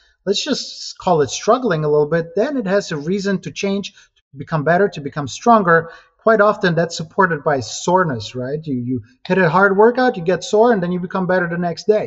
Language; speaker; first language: English; non-native, fluent; Ukrainian